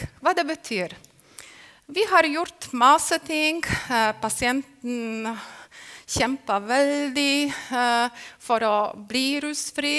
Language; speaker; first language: Norwegian; non-native, fluent; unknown